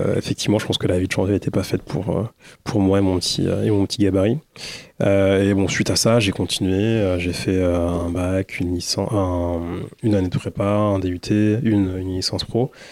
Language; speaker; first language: French; early bilingual, other home language; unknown